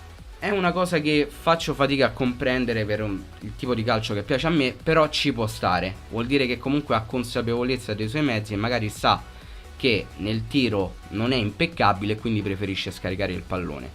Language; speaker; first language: Italian; native; Italian